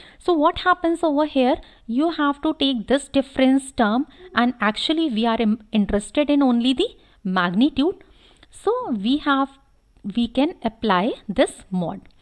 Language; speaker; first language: English; non-native, local second language; Hindi